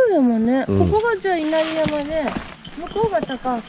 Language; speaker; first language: Japanese; native; Japanese